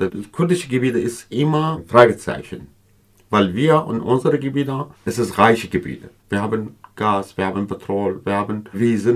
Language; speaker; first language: German; non-native, fluent; Kurdish